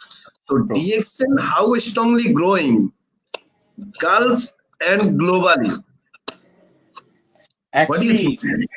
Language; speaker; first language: Hindi; non-native, fluent; Bangla